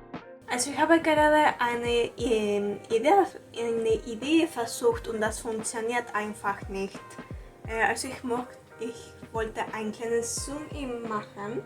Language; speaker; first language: German; non-native, learner; Spanish